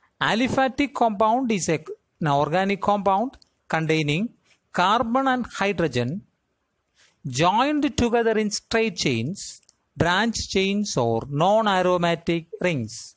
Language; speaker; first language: English; non-native, local second language; Malayalam